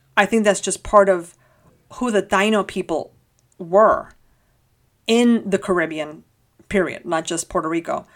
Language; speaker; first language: English; early bilingual, heritage; Spanish